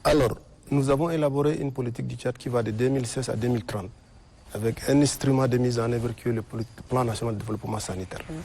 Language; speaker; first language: French; non-native, local second language; Arabic